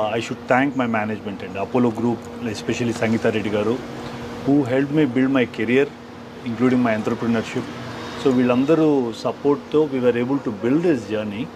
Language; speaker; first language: Telugu; native; Telugu